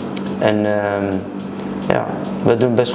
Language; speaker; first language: Dutch; early bilingual, other home language; Somali